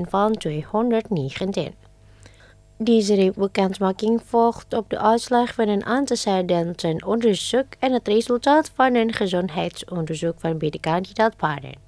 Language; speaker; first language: Dutch; non-native, fluent; Indonesian